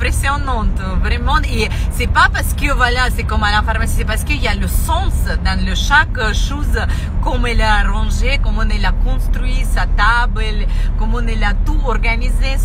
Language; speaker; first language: French; non-native, fluent; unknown